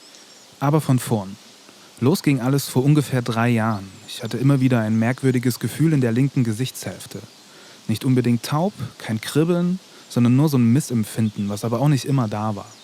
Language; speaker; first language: German; native; German